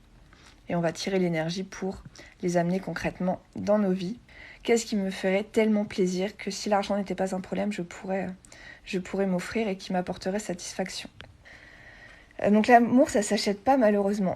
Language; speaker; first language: French; native; French